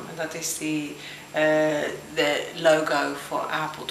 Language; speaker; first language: Dutch; non-native, fluent; English